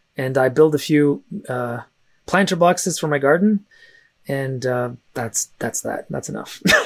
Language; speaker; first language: English; early bilingual, other home language; Russian